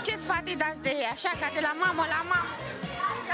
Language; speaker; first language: Romanian; native; Romanian